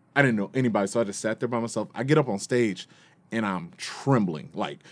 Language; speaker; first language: English; native; English